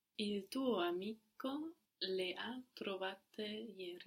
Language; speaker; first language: Italian; non-native, learner; English